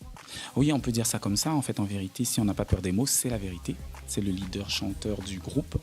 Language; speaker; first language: French; native; French